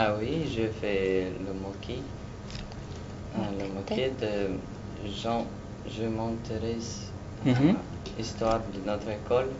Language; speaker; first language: French; non-native, learner; Russian